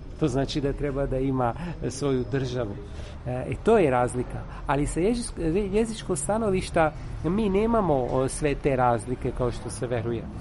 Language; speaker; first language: Serbian; non-native, fluent; Italian